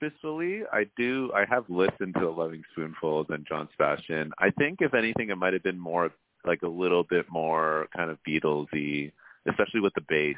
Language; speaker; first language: English; native; English